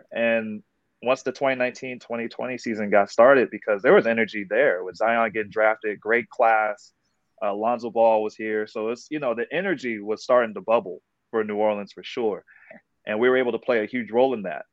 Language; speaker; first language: English; native; English